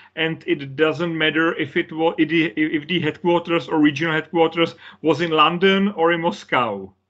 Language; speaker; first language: English; non-native, fluent; Czech